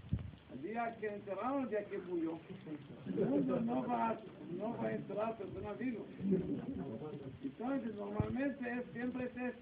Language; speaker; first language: Spanish; non-native, learner; Hebrew